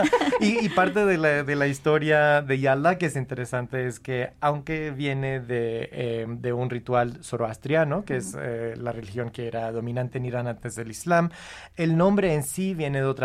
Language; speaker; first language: Spanish; non-native, fluent; English